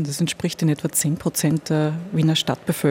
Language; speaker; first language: German; native; German